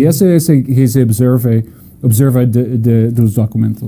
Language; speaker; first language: Portuguese; non-native, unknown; English